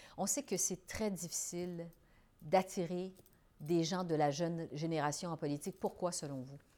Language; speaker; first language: French; native; French